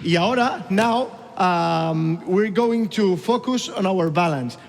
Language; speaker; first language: English; non-native, learner; Spanish